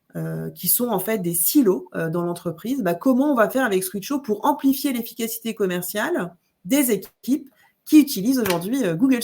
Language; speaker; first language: French; native; French